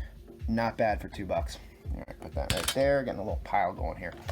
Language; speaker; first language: English; native; English